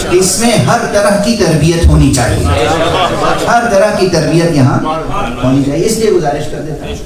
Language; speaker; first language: Urdu; native; Urdu